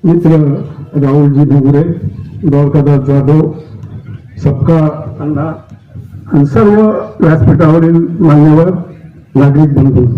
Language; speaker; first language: Marathi; native; Marathi